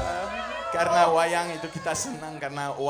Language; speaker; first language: Indonesian; non-native, fluent; French